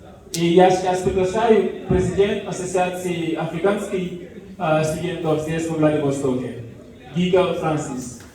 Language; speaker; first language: Russian; non-native, fluent; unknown